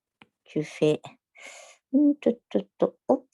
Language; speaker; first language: French; non-native, learner; Japanese